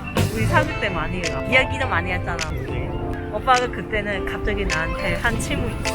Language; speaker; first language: Korean; non-native, learner; Cantonese